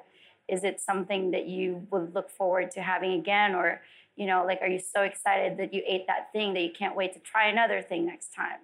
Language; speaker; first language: English; non-native, local second language; Filipino